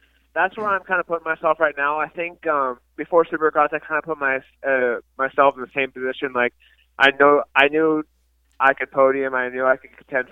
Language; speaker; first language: English; native; English